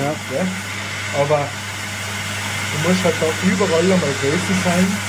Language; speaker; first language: German; native; German